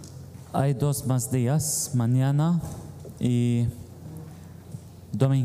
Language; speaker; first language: Spanish; non-native, fluent; Arabic